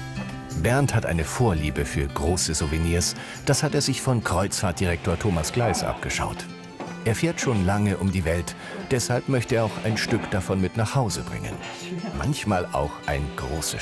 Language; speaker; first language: German; native; German